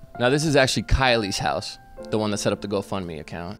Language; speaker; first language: English; native; English